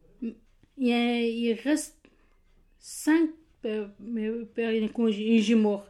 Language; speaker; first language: French; non-native, learner; Kurdish